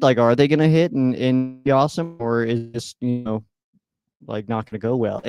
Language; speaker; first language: English; native; English